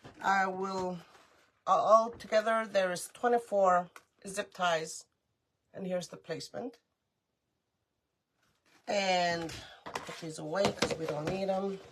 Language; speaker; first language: English; native; English